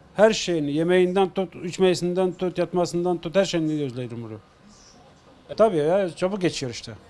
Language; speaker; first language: Turkish; non-native, local second language; Turoyo